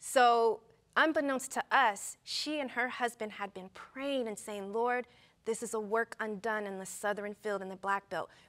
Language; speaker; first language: English; native; English